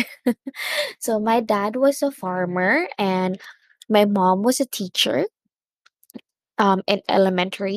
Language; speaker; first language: English; non-native, local second language; Filipino